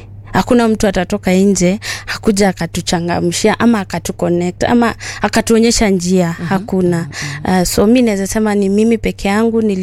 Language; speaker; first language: Swahili; non-native, local second language; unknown